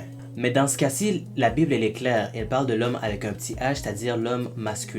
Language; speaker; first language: French; native; French